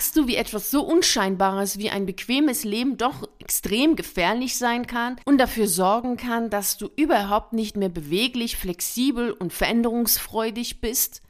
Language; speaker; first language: German; early bilingual, other home language; Persian